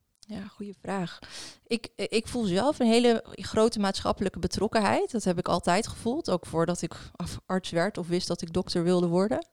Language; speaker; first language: Dutch; early bilingual, other home language; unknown